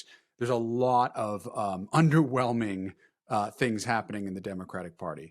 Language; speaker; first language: English; native; English